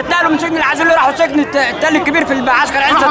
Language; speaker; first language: Arabic; native; Arabic